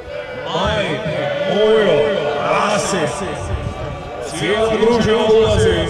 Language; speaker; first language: Serbian; native; Serbian